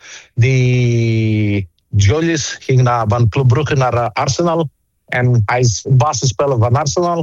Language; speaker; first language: Dutch; non-native, fluent; Greek